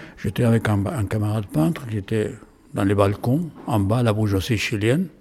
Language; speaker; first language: French; non-native, fluent; Spanish